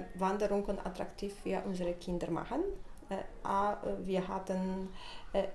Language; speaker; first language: German; non-native, learner; Polish